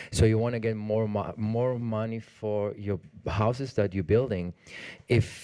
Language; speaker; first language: English; non-native, learner; Hebrew